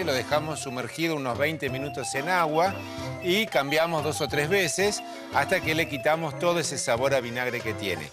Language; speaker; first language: Spanish; native; Spanish